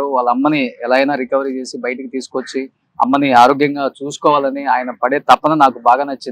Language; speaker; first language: Telugu; native; Telugu